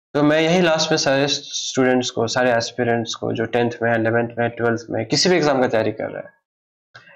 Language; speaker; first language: Hindi; native; Hindi